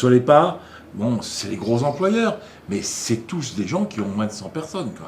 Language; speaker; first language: French; native; French